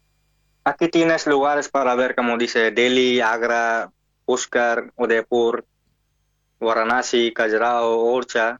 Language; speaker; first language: Spanish; non-native, learner; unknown